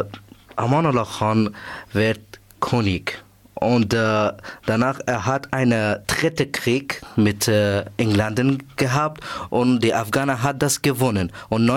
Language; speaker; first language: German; non-native, learner; Persian